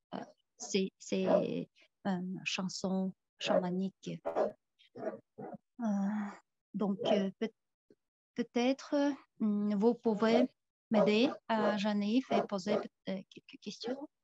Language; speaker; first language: French; non-native, fluent; Tuvinian